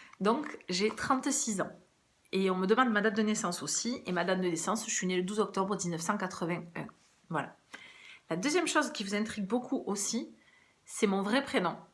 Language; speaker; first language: French; early bilingual, other home language; Portuguese